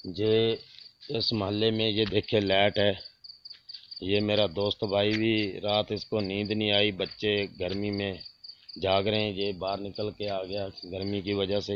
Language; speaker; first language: Urdu; non-native, local second language; Punjabi